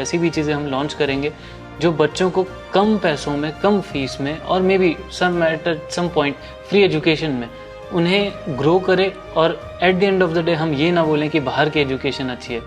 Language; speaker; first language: Hindi; native; Hindi